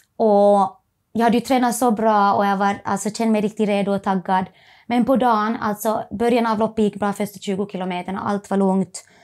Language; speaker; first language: Swedish; native; Swedish